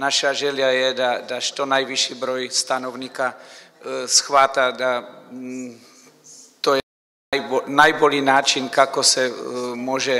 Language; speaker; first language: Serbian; non-native, fluent; Czech